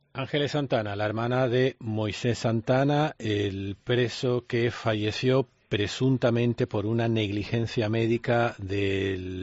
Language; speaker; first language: Spanish; native; Spanish